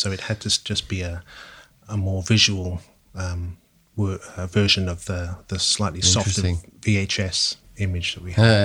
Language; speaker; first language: English; native; English